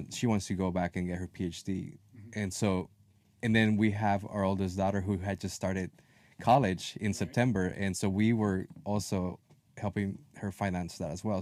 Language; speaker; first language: English; non-native, fluent; Spanish